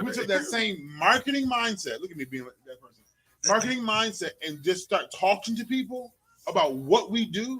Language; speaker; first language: English; native; English